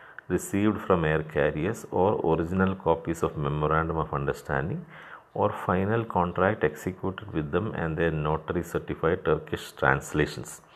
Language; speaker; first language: English; non-native, local second language; Malayalam